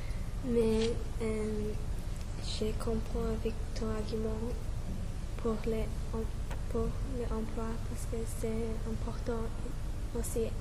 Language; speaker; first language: French; non-native, learner; English